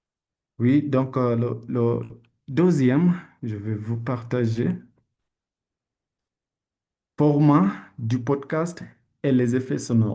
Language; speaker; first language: French; non-native, learner; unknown